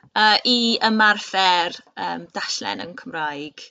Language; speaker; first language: Welsh; non-native, learner; English